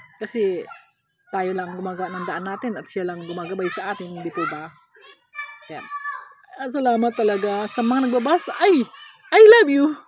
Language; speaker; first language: Filipino; non-native, local second language; Hiligaynon